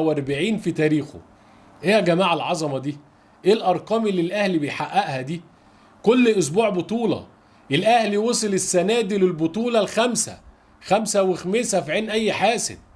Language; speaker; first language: Arabic; native; Arabic